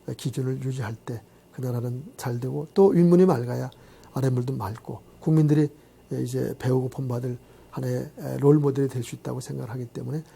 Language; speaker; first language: Korean; native; Korean